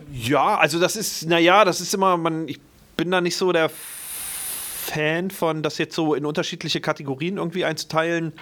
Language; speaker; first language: German; native; German